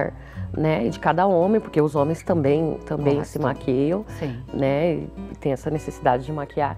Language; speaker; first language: Portuguese; native; Portuguese